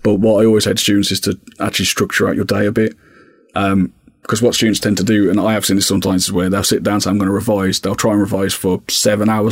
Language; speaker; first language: English; native; English